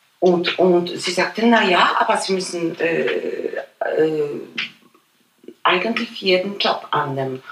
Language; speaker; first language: German; non-native, fluent; Polish